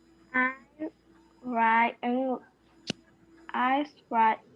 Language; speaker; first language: English; non-native, learner; Vietnamese